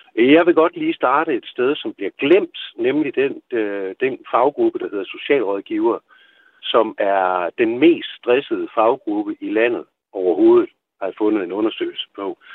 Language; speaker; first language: Danish; native; Danish